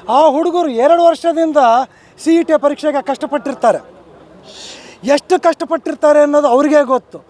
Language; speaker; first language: Kannada; native; Kannada